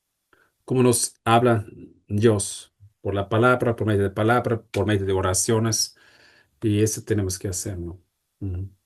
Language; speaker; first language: Spanish; non-native, fluent; German